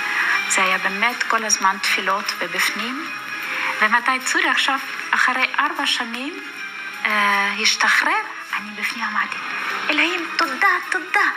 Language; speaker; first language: Hebrew; non-native, fluent; German